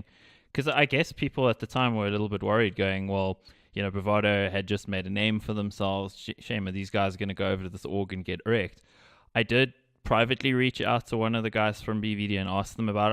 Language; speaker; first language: English; native; English